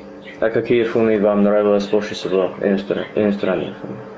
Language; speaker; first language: Russian; non-native, learner; English